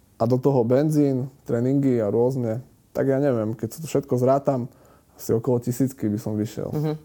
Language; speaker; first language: Slovak; native; Slovak